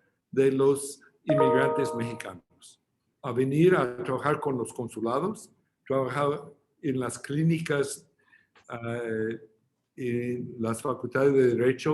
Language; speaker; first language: Spanish; non-native, fluent; English